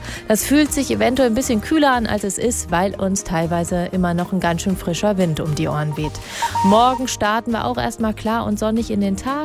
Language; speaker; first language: German; native; German